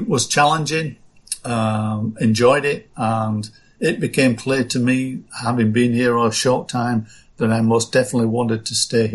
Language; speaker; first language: English; native; English